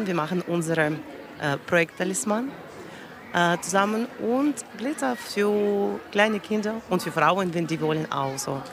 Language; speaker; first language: German; non-native, learner; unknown